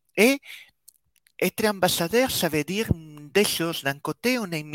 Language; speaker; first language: French; non-native, fluent; Spanish